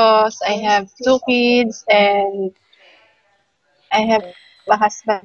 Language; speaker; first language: English; non-native, learner; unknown